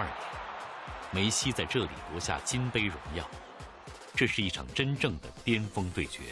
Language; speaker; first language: Chinese; native; Chinese